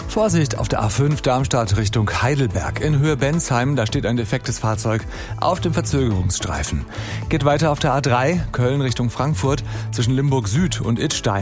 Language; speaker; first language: German; native; German